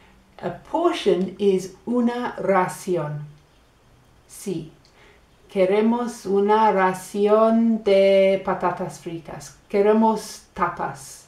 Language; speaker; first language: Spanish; non-native, fluent; English